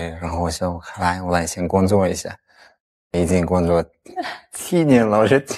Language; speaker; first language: Chinese; non-native, fluent; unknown